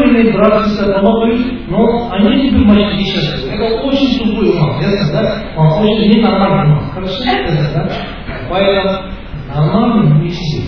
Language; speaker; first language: Russian; non-native, learner; Tibetan